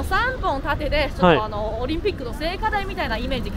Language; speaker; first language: Japanese; non-native, fluent; Chinese